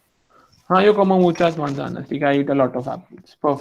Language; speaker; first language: Spanish; non-native, fluent; Hindi